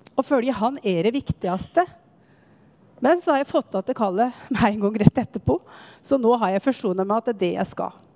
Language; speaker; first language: Norwegian; native; Norwegian